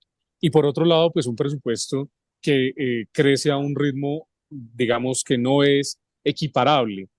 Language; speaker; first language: Spanish; native; Spanish